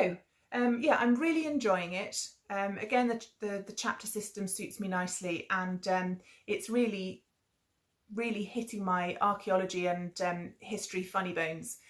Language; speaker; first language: English; native; English